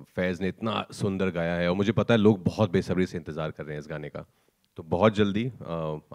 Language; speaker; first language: Hindi; native; Hindi